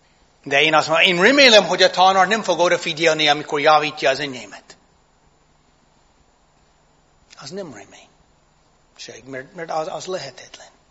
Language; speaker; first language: Hungarian; non-native, fluent; English